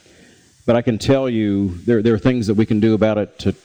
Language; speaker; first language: English; native; English